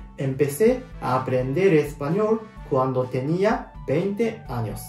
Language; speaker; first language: Spanish; non-native, learner; Japanese